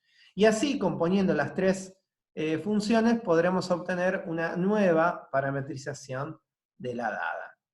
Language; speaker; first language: Spanish; native; Spanish